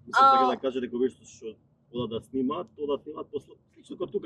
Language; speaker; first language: Macedonian; native; Macedonian